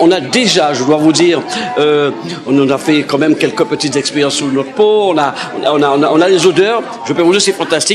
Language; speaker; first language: French; native; French